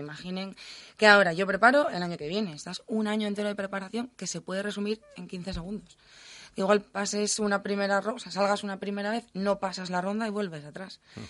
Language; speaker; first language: Spanish; native; Spanish